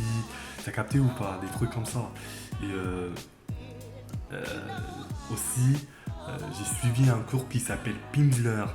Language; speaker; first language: French; non-native, fluent; English